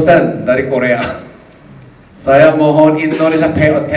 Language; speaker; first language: Indonesian; non-native, fluent; Korean